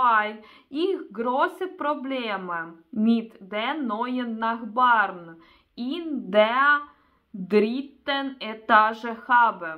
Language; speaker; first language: German; non-native, learner; Russian